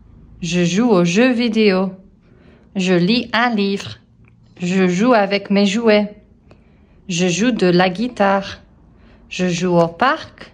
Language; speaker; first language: French; non-native, fluent; English